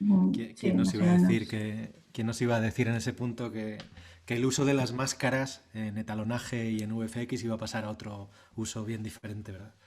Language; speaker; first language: Spanish; native; Spanish